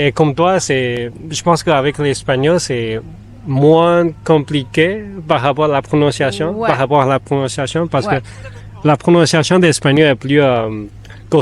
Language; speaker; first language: French; non-native, fluent; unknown